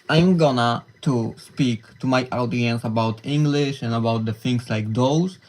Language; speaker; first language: English; non-native, learner; Polish